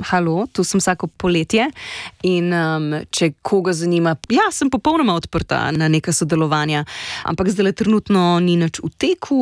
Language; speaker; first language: Slovenian; native; Slovenian